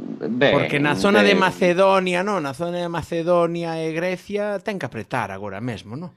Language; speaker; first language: Galician; non-native, local second language; Spanish